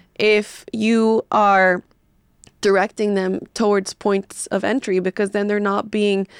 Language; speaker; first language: English; early bilingual, other home language; Spanish